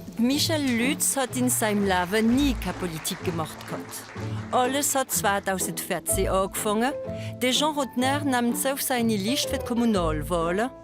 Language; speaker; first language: German; non-native, local second language; French